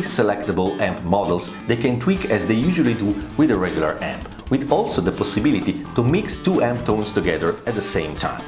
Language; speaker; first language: English; non-native, fluent; Italian